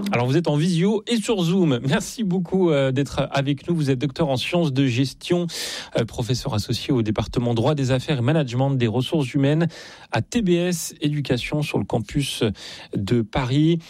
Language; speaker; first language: French; native; French